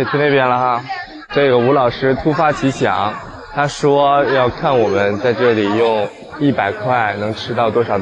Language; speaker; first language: Chinese; native; Chinese